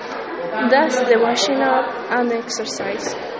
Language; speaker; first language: English; non-native, learner; Spanish